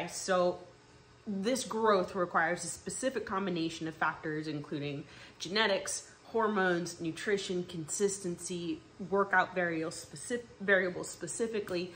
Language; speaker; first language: English; native; English